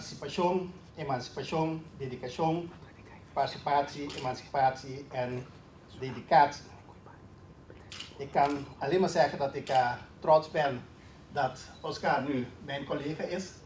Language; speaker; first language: Dutch; non-native, local second language; Papiamento